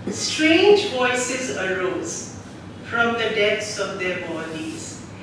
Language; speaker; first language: English; non-native, local second language; Hindi